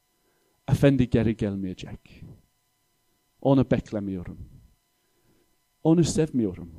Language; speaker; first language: Turkish; non-native, fluent; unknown